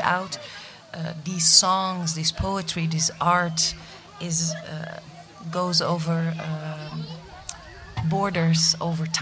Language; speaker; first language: English; non-native, fluent; Dutch